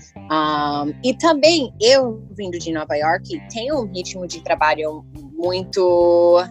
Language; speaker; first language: Portuguese; early bilingual, heritage; English